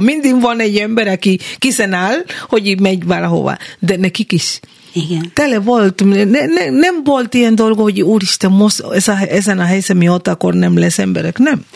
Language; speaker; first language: Hungarian; non-native, learner; Spanish